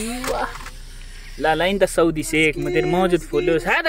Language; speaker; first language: Arabic; non-native, learner; Nepali